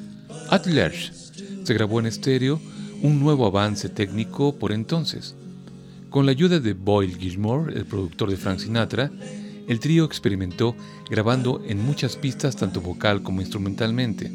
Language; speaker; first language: Spanish; native; Spanish